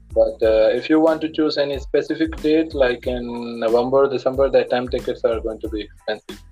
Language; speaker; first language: English; non-native, local second language; Punjabi